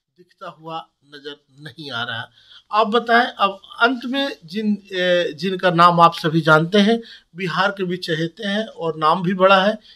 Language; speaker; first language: Hindi; native; Hindi